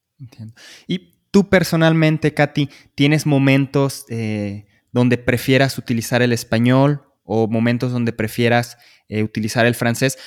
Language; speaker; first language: Spanish; native; Spanish